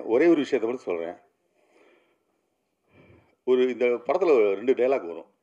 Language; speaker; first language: Tamil; native; Tamil